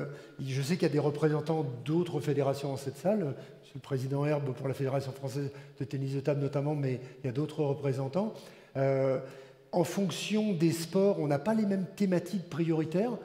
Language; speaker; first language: French; native; French